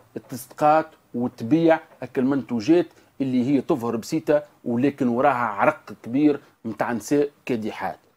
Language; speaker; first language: Arabic; native; Arabic